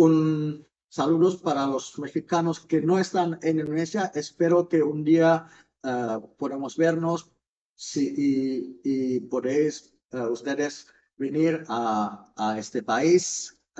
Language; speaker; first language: Spanish; non-native, fluent; Indonesian